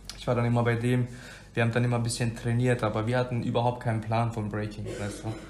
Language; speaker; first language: German; early bilingual, other home language; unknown